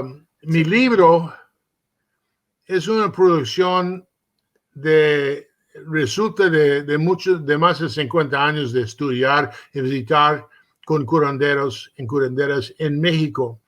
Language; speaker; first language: Spanish; early bilingual, heritage; Spanish